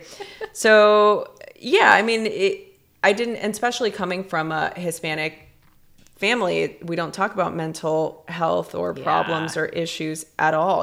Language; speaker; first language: English; native; English